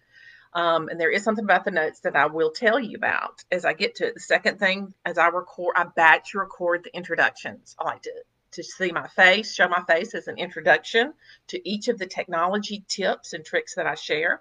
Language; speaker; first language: English; native; English